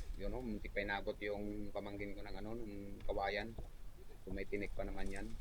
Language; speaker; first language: Filipino; native; Filipino